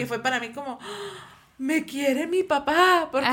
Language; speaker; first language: Spanish; native; Spanish